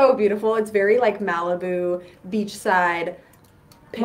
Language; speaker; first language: English; native; English